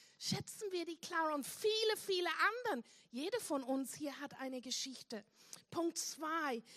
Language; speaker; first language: German; non-native, fluent; English